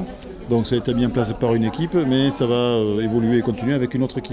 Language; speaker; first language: French; native; French